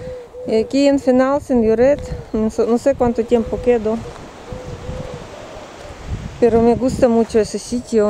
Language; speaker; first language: Spanish; non-native, learner; Russian